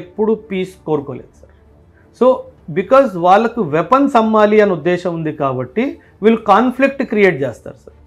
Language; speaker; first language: Telugu; non-native, local second language; Punjabi